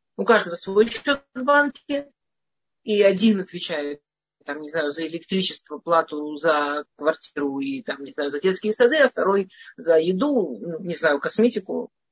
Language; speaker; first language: Russian; early bilingual, heritage; Russian